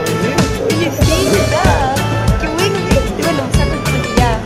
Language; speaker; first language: Spanish; native; Spanish